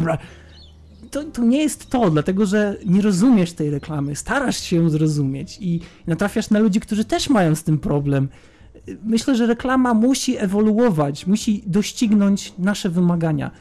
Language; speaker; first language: Polish; native; Polish